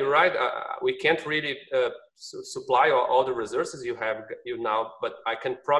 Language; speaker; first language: English; non-native, fluent; Portuguese